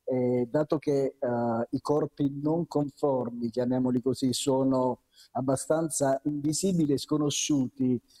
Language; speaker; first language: Italian; native; Italian